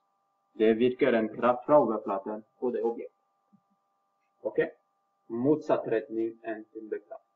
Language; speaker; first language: Norwegian; non-native, fluent; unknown